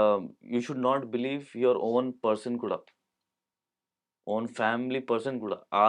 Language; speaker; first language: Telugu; non-native, local second language; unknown